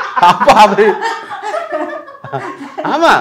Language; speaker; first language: Tamil; non-native, learner; Malayalam